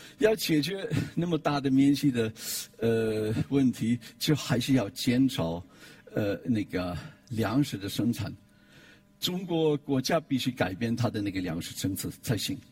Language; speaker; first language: Chinese; non-native, fluent; German